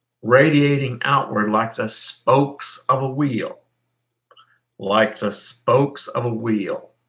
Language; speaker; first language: English; native; English